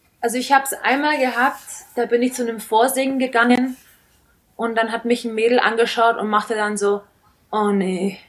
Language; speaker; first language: German; early bilingual, other home language; Italian